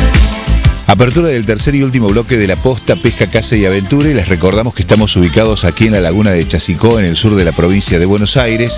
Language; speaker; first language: Spanish; native; Spanish